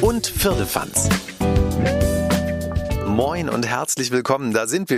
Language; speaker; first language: German; native; German